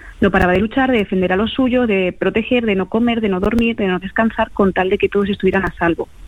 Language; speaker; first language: Spanish; early bilingual, other home language; Portuguese